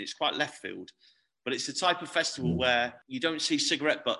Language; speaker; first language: English; native; English